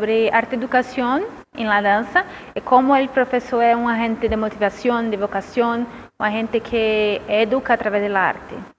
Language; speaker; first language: Spanish; non-native, learner; Portuguese